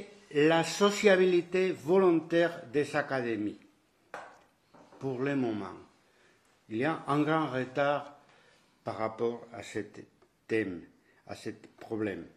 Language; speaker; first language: French; non-native, fluent; Spanish